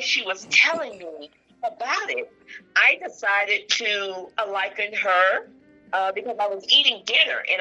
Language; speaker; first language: English; native; English